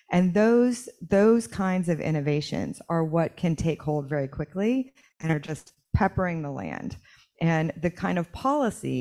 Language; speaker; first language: English; native; English